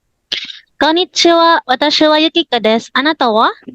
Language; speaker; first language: Japanese; non-native, learner; Filipino